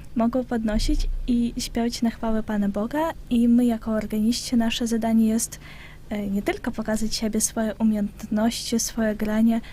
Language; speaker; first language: Polish; non-native, fluent; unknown